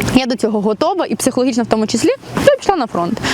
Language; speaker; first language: Ukrainian; non-native, local second language; Russian